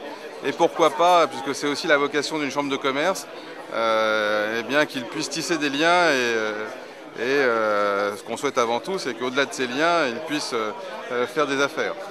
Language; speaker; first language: French; native; French